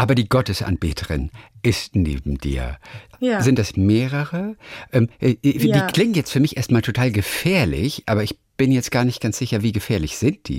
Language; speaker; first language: German; native; German